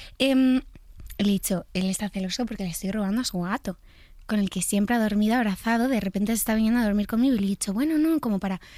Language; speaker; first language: Spanish; native; Spanish